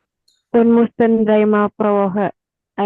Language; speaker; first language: German; non-native, learner; Indonesian